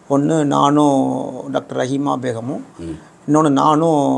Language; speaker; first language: Tamil; native; Tamil